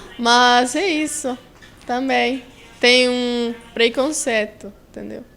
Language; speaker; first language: Portuguese; non-native, learner; Italian